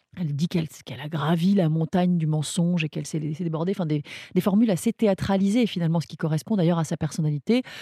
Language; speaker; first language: French; native; French